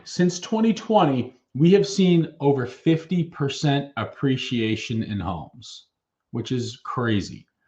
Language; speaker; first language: English; native; English